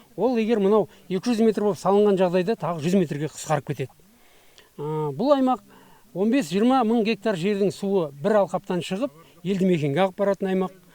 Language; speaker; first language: Kazakh; native; Kazakh